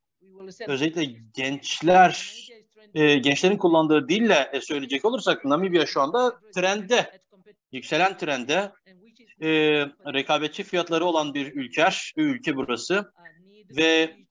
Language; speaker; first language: Turkish; native; Turkish